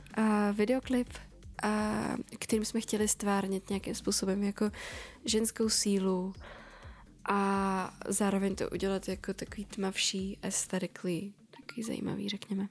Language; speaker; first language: Czech; early bilingual, other home language; Russian